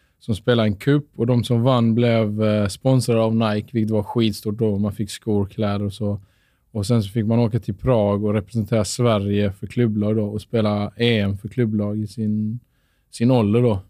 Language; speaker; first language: Swedish; native; Swedish